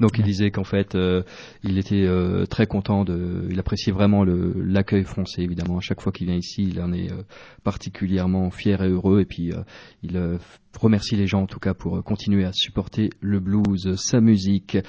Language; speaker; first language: French; native; French